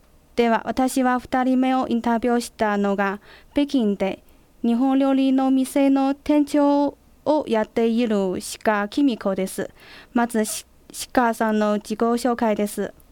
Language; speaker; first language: Japanese; non-native, fluent; Chinese